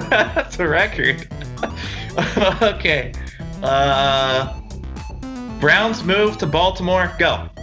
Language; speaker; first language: English; native; English